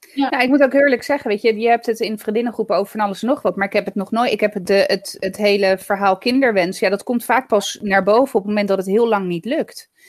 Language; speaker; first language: Dutch; early bilingual, other home language; Italian